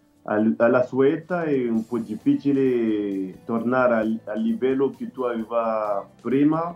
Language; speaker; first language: Italian; non-native, learner; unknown